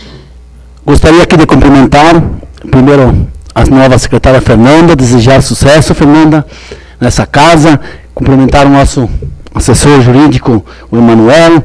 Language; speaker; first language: Portuguese; native; Portuguese